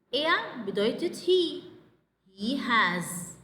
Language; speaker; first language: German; non-native, fluent; Arabic